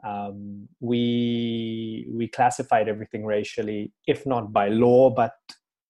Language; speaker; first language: English; native; English